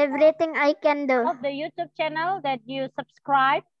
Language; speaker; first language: English; non-native, learner; Indonesian